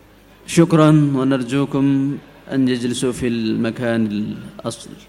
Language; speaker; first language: Arabic; non-native, fluent; Indonesian